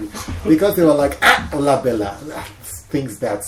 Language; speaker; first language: English; non-native, local second language; Yoruba